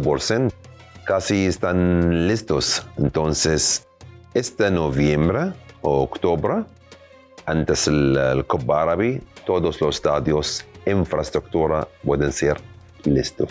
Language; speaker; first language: Spanish; non-native, learner; Arabic